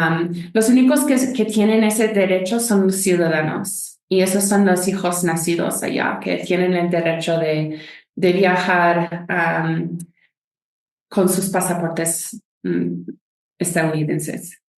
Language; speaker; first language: Spanish; non-native, fluent; English